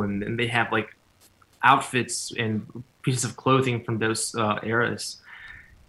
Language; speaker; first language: English; non-native, fluent; Spanish